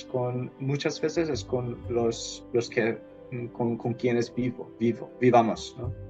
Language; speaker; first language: Spanish; non-native, fluent; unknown